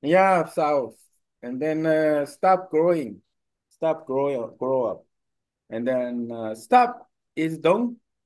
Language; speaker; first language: English; non-native, learner; Korean